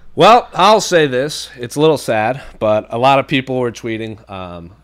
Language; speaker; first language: English; native; English